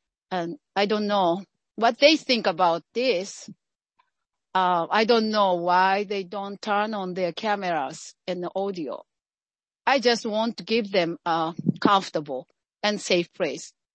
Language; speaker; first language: English; non-native, fluent; Japanese